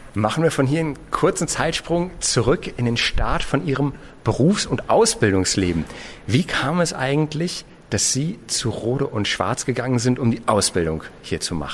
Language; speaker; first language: German; native; German